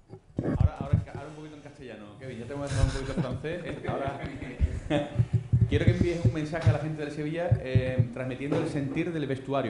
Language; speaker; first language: Spanish; native; Spanish